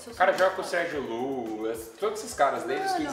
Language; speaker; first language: Portuguese; native; Portuguese